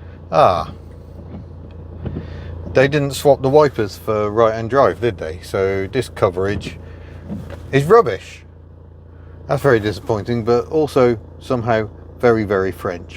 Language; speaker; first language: English; native; English